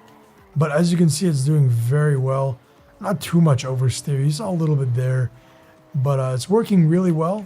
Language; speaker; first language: English; native; English